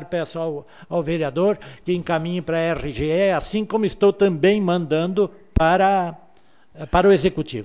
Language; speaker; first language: Portuguese; native; Portuguese